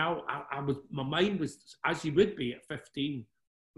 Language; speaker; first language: English; native; English